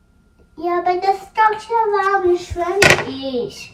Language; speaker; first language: German; early bilingual, other home language; Telugu